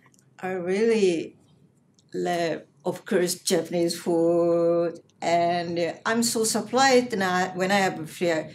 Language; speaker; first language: English; non-native, learner; Japanese